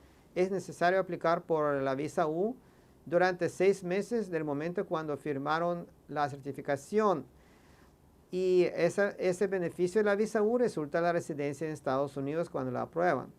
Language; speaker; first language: Spanish; non-native, fluent; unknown